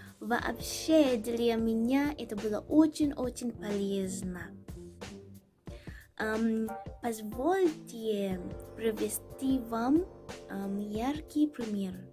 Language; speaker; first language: Russian; non-native, learner; Swahili